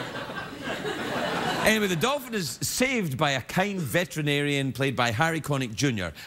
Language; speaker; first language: English; native; English